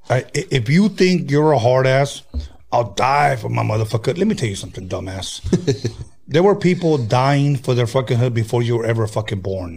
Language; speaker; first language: English; early bilingual, other home language; Spanish